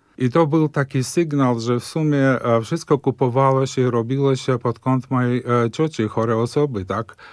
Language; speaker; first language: Polish; early bilingual, heritage; Polish